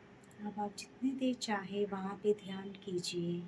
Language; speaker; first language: Hindi; native; Hindi